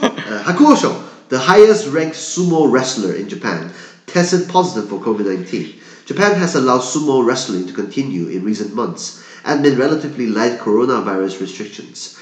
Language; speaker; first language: English; non-native, fluent; Chinese